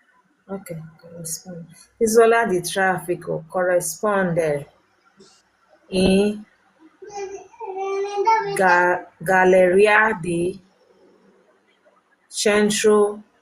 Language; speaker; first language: Italian; non-native, learner; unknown